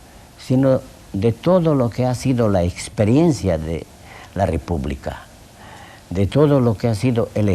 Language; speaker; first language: Spanish; non-native, fluent; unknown